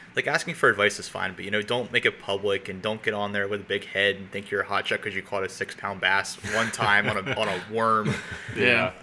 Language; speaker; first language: English; native; English